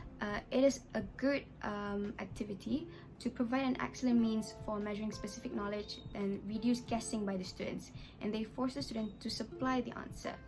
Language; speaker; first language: English; non-native, local second language; Malay